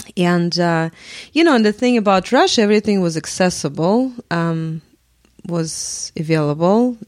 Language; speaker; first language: English; non-native, fluent; Russian